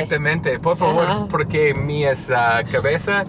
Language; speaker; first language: Spanish; non-native, learner; English